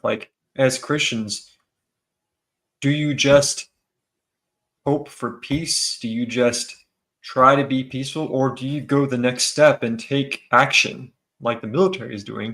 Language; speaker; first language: English; native; English